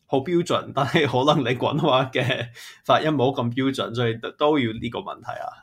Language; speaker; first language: Chinese; non-native, fluent; English